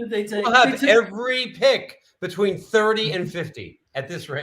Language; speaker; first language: English; native; English